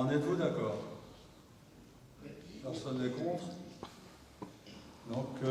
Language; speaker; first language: French; native; French